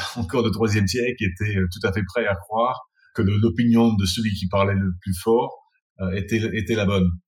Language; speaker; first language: French; non-native, fluent; English